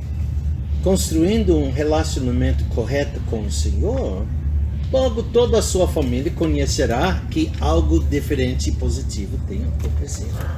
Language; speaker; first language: Portuguese; non-native, fluent; English